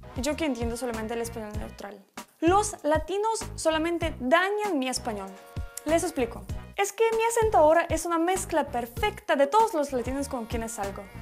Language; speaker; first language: Spanish; non-native, fluent; Russian